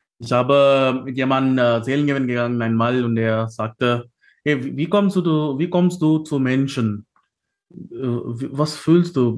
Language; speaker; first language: German; non-native, fluent; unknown